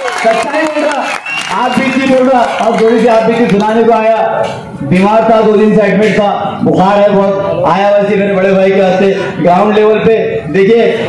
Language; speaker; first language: Hindi; non-native, local second language; Urdu